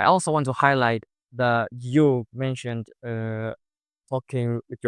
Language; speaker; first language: English; non-native, fluent; Indonesian